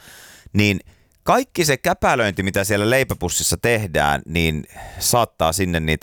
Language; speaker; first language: Finnish; native; Finnish